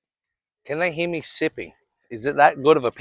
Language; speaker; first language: English; native; English